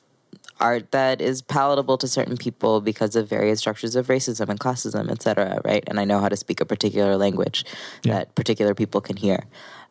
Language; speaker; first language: English; native; English